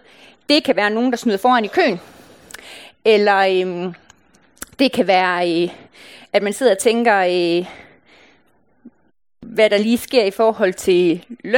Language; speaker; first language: Danish; native; Danish